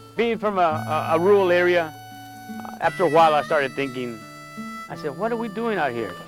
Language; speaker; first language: English; native; English